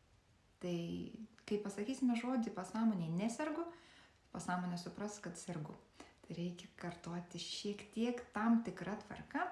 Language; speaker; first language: Lithuanian; native; Lithuanian